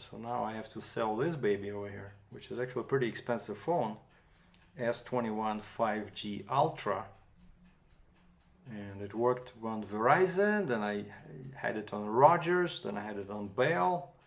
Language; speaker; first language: English; non-native, fluent; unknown